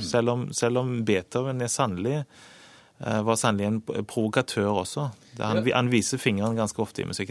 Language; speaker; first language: Norwegian; native; Norwegian